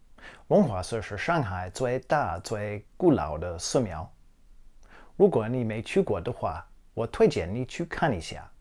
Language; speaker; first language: Chinese; non-native, fluent; English